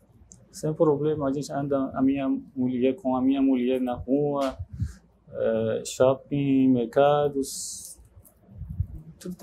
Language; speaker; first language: Portuguese; non-native, learner; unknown